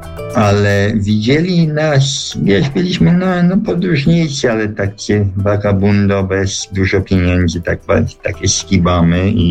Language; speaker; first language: Polish; early bilingual, heritage; Polish